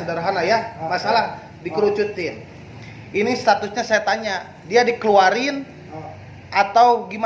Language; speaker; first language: Indonesian; native; Indonesian